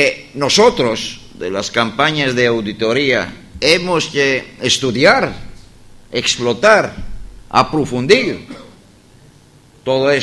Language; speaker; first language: Spanish; non-native, fluent; Greek